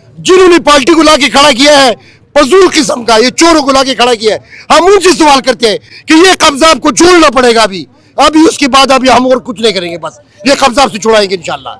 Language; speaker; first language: Urdu; non-native, local second language; Pashto